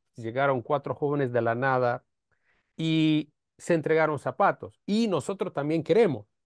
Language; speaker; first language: Spanish; non-native, fluent; Romanian